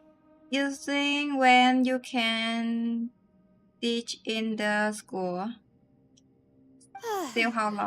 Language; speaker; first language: English; non-native, learner; Vietnamese